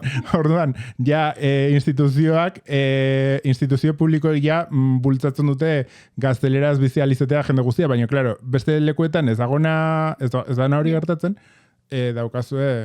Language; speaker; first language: Basque; native; Basque